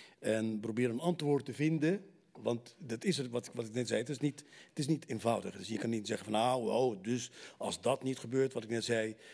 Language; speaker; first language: Dutch; non-native, fluent; Arabic